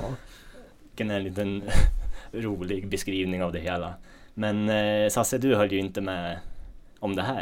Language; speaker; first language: Swedish; native; Swedish